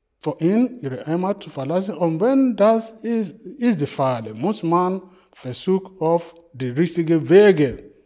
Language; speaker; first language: German; non-native, fluent; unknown